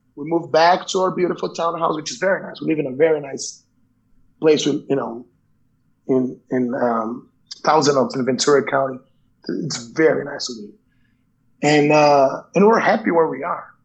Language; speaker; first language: English; non-native, fluent; Portuguese